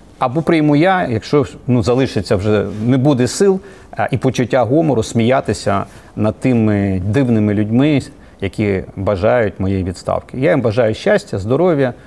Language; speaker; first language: Ukrainian; native; Ukrainian